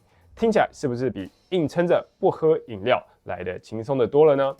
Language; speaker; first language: Chinese; native; Chinese